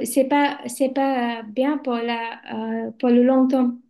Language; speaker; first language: French; non-native, learner; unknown